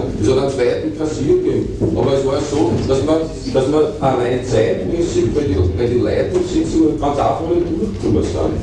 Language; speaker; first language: German; native; German